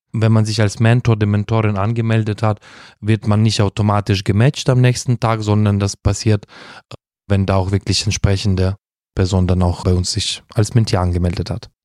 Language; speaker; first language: German; non-native, fluent; Russian